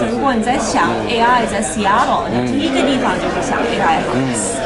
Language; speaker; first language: Chinese; early bilingual, heritage; Chinese